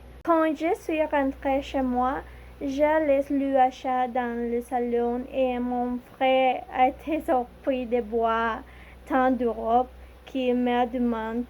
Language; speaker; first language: French; non-native, learner; Spanish